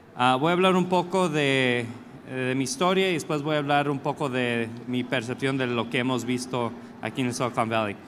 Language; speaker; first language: Spanish; early bilingual, other home language; English